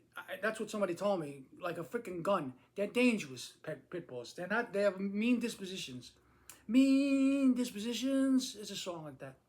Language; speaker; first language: English; native; English